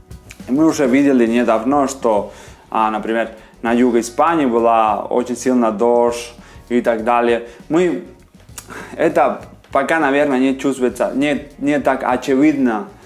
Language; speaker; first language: Russian; non-native, fluent; Spanish